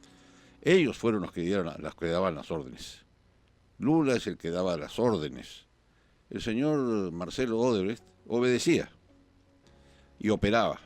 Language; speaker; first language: Spanish; native; Spanish